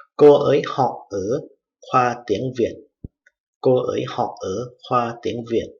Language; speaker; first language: Vietnamese; non-native, fluent; Thai